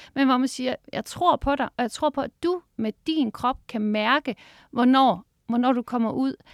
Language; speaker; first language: Danish; native; Danish